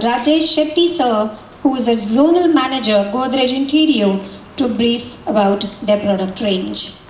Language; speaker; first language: English; non-native, local second language; Marathi